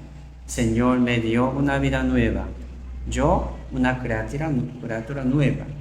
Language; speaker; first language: Spanish; non-native, learner; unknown